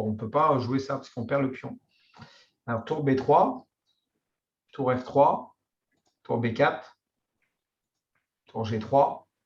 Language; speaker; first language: French; native; French